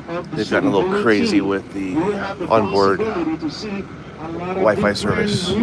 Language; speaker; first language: English; native; English